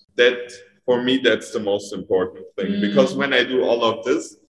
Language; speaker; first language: English; non-native, fluent; German